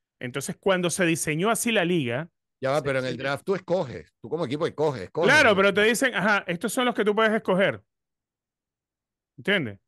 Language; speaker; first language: Spanish; native; Spanish